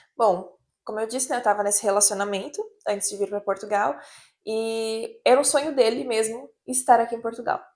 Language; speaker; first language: Portuguese; native; Portuguese